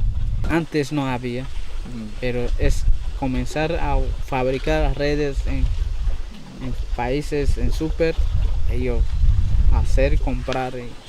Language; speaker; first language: Spanish; non-native, local second language; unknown